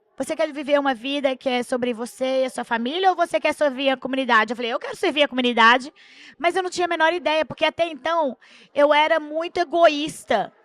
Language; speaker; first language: Portuguese; early bilingual, heritage; Portuguese